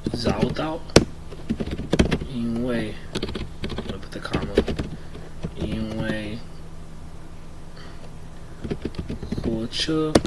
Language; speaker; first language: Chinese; non-native, learner; English